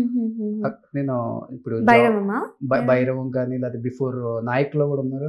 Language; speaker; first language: Telugu; native; Telugu